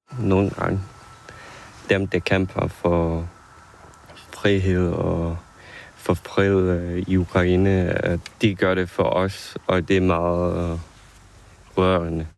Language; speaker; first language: Danish; non-native, fluent; Ukrainian